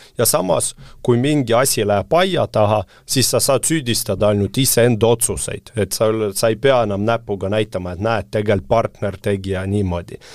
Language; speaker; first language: Estonian; non-native, local second language; Russian